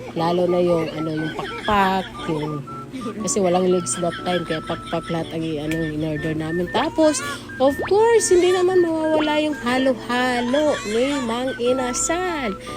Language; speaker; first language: Filipino; non-native, local second language; Cebuano